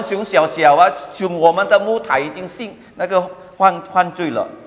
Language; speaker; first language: Chinese; early bilingual, heritage; Chinese